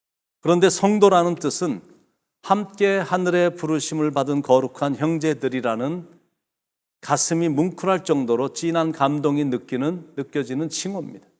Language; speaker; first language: Korean; native; Korean